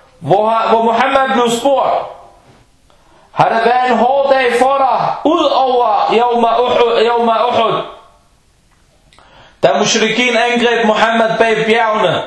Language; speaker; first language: Danish; early bilingual, other home language; Urdu